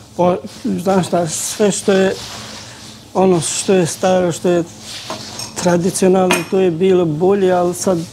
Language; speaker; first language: Croatian; non-native, fluent; Albanian